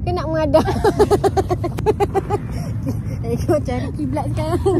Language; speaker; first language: Malay; native; Malay